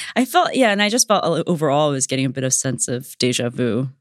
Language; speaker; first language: English; native; English